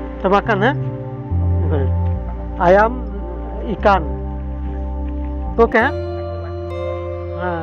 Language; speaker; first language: Indonesian; non-native, learner; Bangla